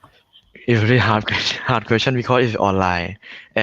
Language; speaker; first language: English; non-native, learner; Thai